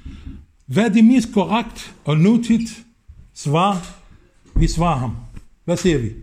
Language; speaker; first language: Danish; non-native, fluent; Arabic